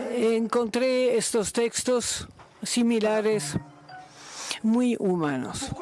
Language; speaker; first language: Spanish; non-native, learner; Luxembourgish